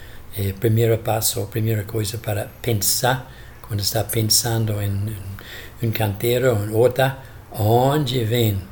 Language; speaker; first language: Portuguese; non-native, fluent; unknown